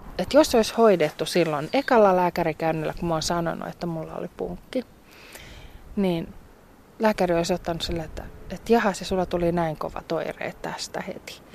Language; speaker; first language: Finnish; native; Finnish